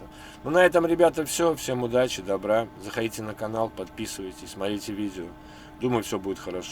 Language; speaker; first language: Russian; native; Russian